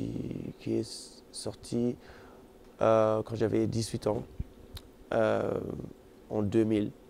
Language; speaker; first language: French; non-native, fluent; German